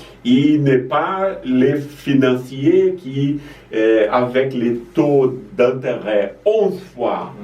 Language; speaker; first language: French; non-native, fluent; Portuguese